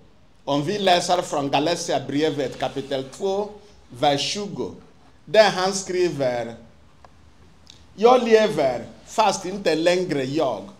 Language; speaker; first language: Swedish; non-native, fluent; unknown